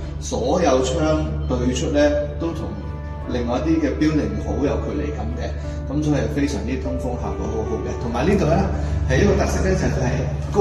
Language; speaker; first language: Cantonese; native; Cantonese